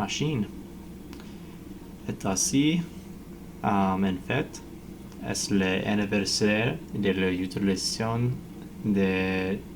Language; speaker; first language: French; non-native, learner; English